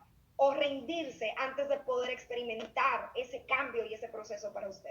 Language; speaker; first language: Spanish; native; Spanish